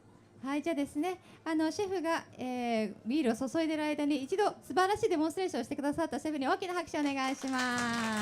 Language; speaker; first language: Japanese; native; Japanese